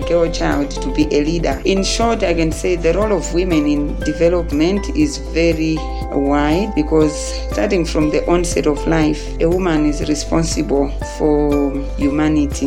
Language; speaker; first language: English; non-native, local second language; Nyanja